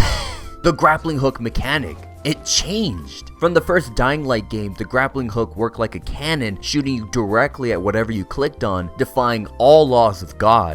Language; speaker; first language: English; native; English